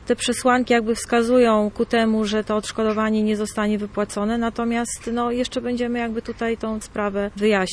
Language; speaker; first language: Polish; native; Polish